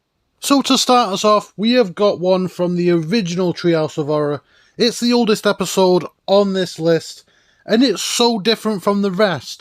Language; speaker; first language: English; native; English